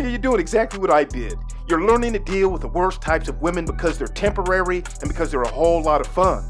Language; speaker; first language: English; native; English